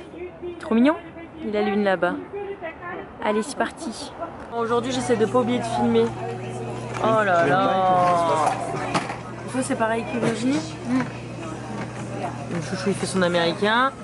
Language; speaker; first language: French; native; French